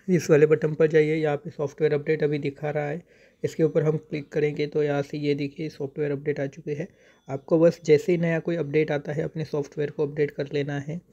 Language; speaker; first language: Hindi; native; Hindi